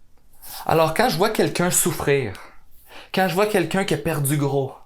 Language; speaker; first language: French; native; French